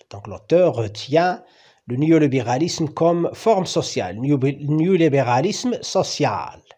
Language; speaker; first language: French; non-native, local second language; Arabic